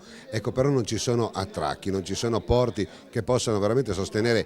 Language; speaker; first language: Italian; native; Italian